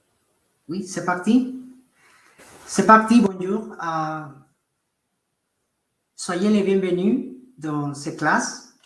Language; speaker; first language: French; non-native, fluent; Spanish